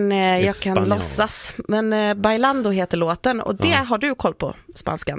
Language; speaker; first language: Swedish; native; Swedish